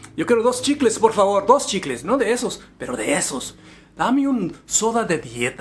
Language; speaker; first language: Spanish; non-native, learner; English